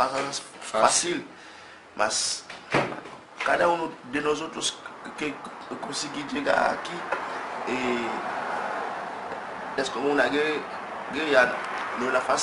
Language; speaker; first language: Spanish; non-native, learner; Haitian Creole